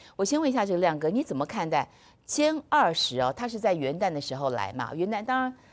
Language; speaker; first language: Chinese; native; Chinese